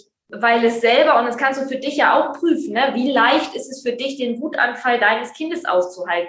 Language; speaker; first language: German; native; German